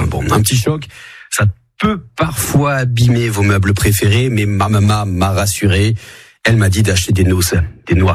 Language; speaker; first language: French; native; French